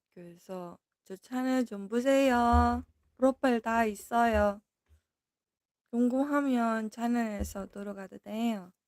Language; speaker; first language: Korean; non-native, fluent; Filipino